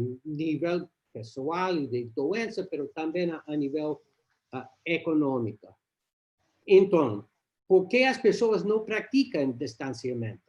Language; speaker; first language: Portuguese; non-native, learner; English